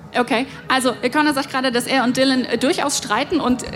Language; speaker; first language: German; native; German